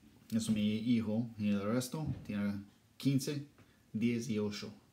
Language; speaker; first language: Spanish; non-native, learner; English